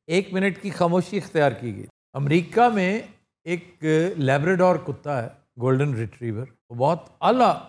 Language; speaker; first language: Urdu; non-native, local second language; Punjabi